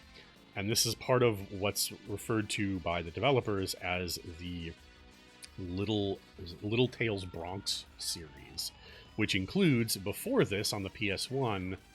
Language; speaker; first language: English; native; English